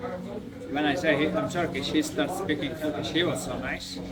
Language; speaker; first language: English; non-native, learner; Turkish